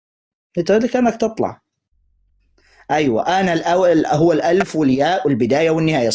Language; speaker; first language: Arabic; native; Arabic